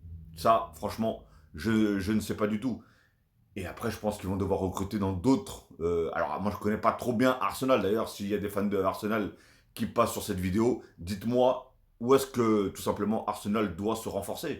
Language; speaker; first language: French; native; French